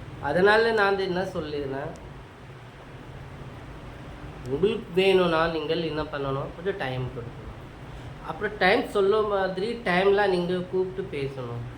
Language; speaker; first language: Tamil; non-native, local second language; Urdu